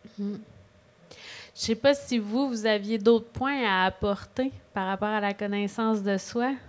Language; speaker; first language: French; native; French